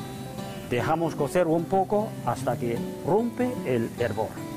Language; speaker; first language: Spanish; non-native, fluent; Chinese